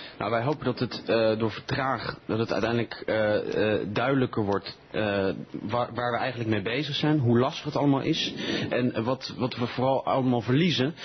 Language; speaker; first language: Dutch; early bilingual, other home language; Spanish